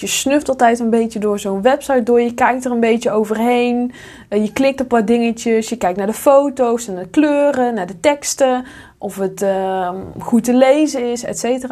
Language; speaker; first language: Dutch; native; Dutch